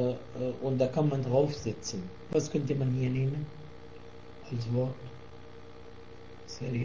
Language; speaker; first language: German; non-native, fluent; Arabic